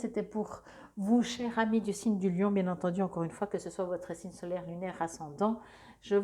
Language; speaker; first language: French; native; French